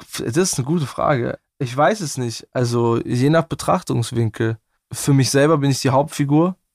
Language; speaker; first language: German; native; German